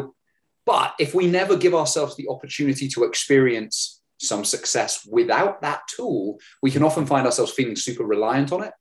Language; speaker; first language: English; native; English